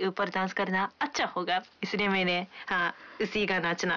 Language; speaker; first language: Hindi; non-native, fluent; Japanese